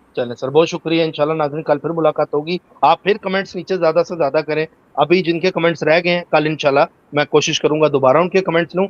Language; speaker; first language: Urdu; native; Urdu